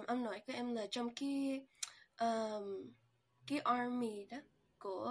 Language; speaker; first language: Vietnamese; early bilingual, heritage; Vietnamese